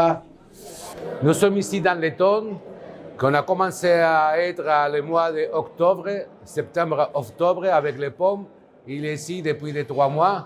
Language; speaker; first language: French; non-native, learner; Basque